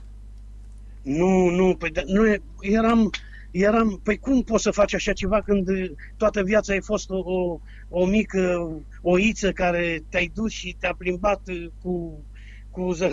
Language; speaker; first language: Romanian; native; Romanian